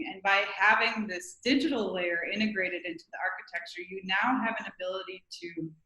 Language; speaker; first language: English; native; English